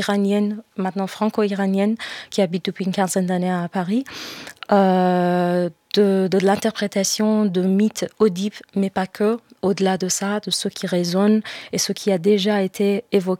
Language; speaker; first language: French; non-native, fluent; Persian